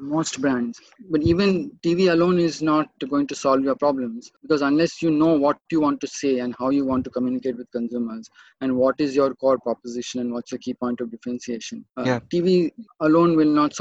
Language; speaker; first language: English; non-native, local second language; Marathi